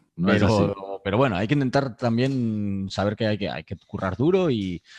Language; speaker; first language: Spanish; native; Spanish